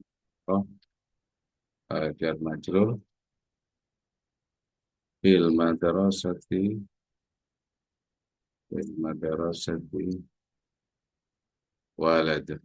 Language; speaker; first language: Arabic; non-native, fluent; Indonesian